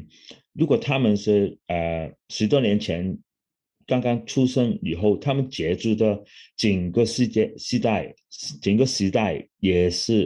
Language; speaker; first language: Chinese; non-native, local second language; Cantonese